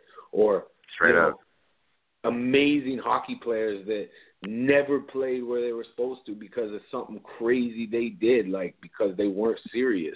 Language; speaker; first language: English; native; English